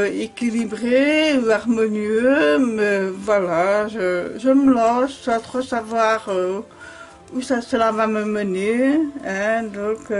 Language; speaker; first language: French; native; French